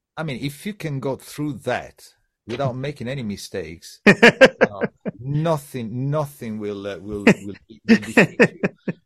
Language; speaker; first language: English; non-native, fluent; Italian